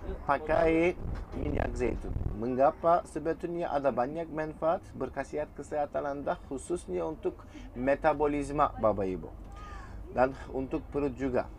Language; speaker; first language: Indonesian; non-native, fluent; Turkish